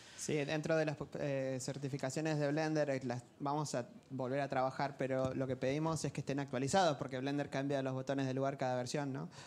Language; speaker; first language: Spanish; native; Spanish